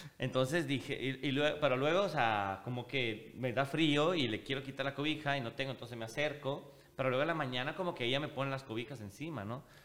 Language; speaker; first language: Spanish; non-native, fluent; Italian